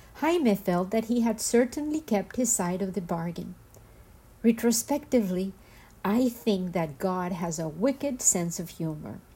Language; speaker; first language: English; non-native, fluent; Spanish